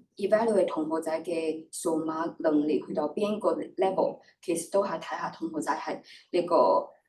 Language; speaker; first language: Cantonese; non-native, fluent; Chinese